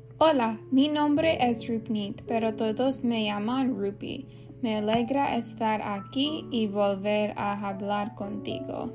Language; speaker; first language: Spanish; non-native, learner; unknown